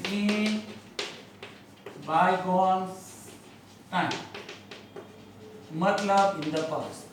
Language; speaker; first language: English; non-native, local second language; Gujarati